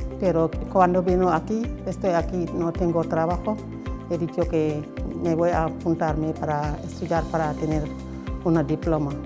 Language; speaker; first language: Spanish; non-native, learner; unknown